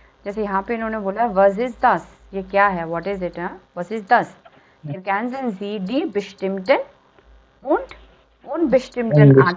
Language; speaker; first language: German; non-native, fluent; Hindi